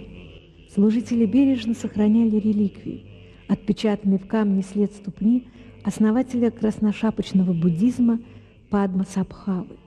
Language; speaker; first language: Russian; native; Russian